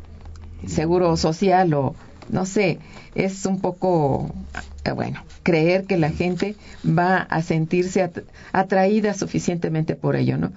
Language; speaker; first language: Spanish; native; Spanish